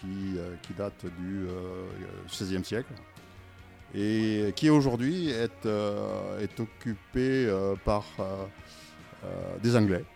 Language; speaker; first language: French; native; French